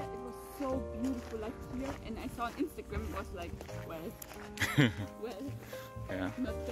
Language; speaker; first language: English; non-native, fluent; German